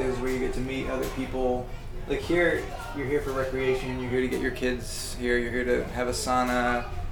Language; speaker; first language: English; native; English